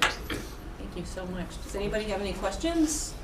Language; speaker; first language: English; native; English